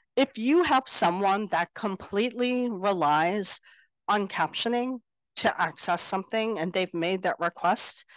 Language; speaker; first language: English; native; English